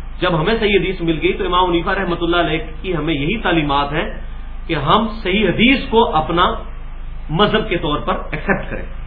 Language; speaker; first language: Urdu; non-native, local second language; Punjabi